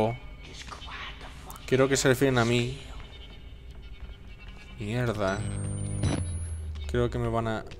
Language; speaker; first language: Spanish; native; Spanish